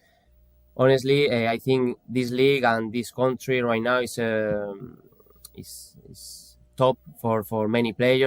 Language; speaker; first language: English; non-native, fluent; Spanish